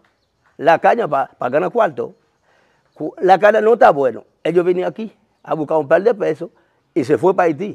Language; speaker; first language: Spanish; non-native, learner; Haitian Creole